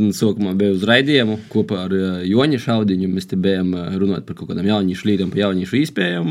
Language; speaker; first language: Latvian; native; Latvian